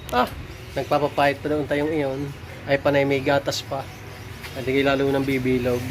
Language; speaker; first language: Filipino; native; Filipino